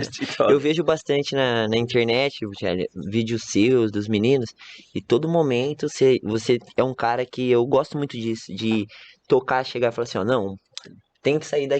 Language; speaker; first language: Portuguese; native; Portuguese